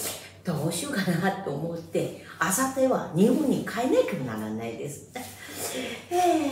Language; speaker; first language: Japanese; non-native, fluent; Chinese